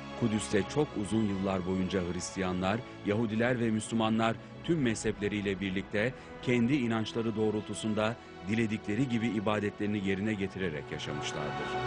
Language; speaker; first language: Turkish; native; Turkish